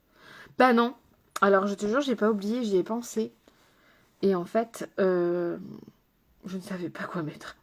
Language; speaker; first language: French; native; French